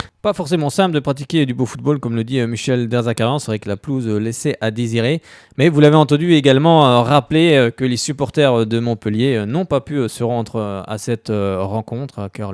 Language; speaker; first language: French; native; French